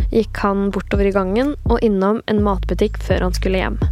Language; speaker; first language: Norwegian; native; Norwegian